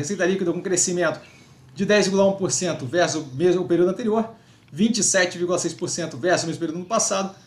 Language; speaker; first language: Portuguese; native; Portuguese